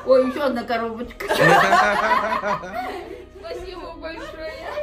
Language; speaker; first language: Russian; native; Russian